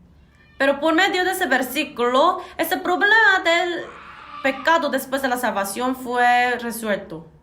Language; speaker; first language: Spanish; non-native, fluent; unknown